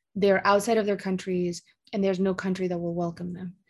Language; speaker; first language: English; early bilingual, other home language; Spanish